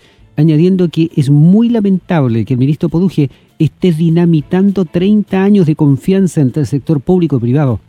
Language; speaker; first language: Spanish; native; Spanish